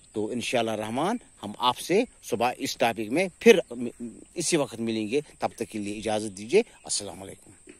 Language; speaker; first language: Urdu; non-native, local second language; Kashmiri